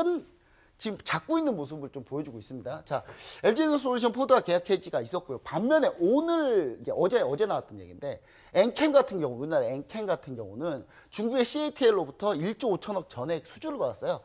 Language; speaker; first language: Korean; native; Korean